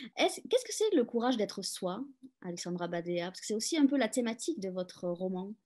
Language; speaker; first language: French; native; French